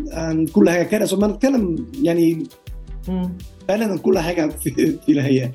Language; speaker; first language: Arabic; non-native, learner; Dutch